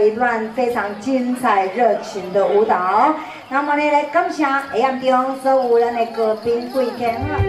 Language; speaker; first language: Chinese; native; Chinese